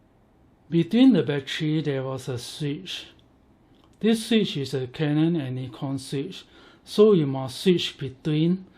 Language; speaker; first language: English; non-native, learner; Chinese